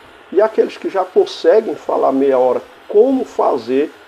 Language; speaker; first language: Portuguese; native; Portuguese